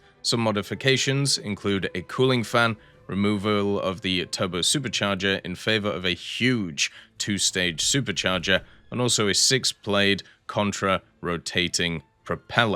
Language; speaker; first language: English; native; English